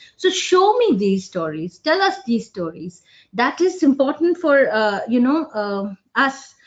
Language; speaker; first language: English; non-native, local second language; Hindi